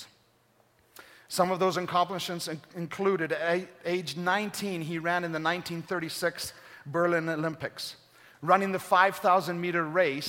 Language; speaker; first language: English; native; English